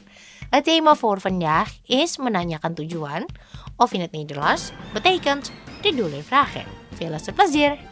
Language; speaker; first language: Dutch; non-native, learner; Indonesian